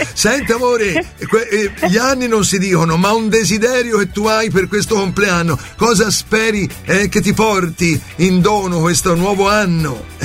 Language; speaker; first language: Italian; native; Italian